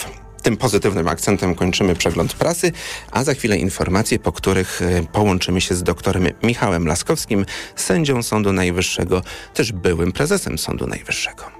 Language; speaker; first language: Polish; native; Polish